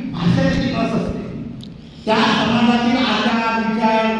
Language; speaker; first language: Marathi; non-native, local second language; Bhili